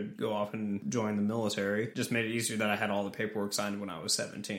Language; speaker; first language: English; native; English